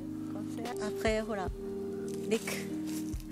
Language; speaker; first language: French; non-native, learner; Japanese